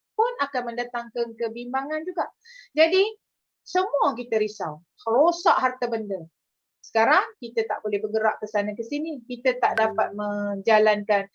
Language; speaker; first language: Malay; native; Malay